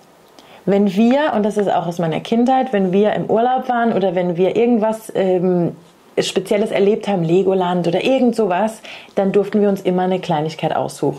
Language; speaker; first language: German; native; German